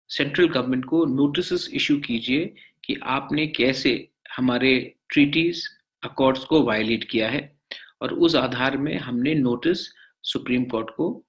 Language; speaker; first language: Hindi; non-native, local second language; Bangla